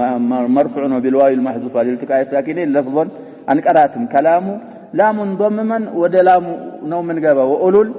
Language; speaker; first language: Arabic; non-native, fluent; Amharic